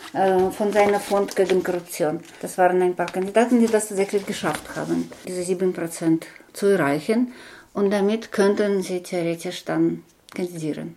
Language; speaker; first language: German; non-native, fluent; Russian